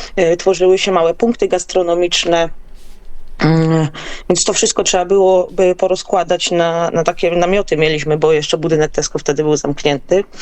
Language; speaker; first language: Polish; native; Polish